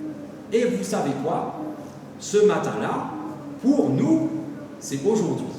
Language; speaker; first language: French; native; French